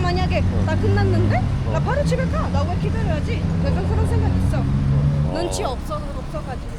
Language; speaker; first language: Korean; non-native, fluent; Spanish